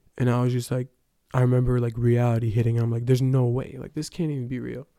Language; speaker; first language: English; early bilingual, other home language; Ukrainian